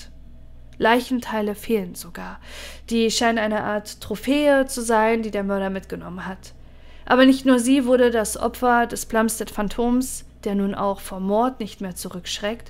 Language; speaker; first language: German; native; German